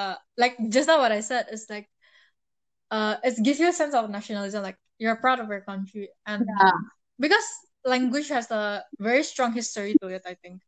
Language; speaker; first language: English; non-native, fluent; Indonesian